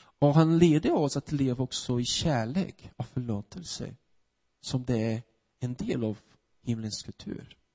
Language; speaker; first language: Swedish; non-native, fluent; Portuguese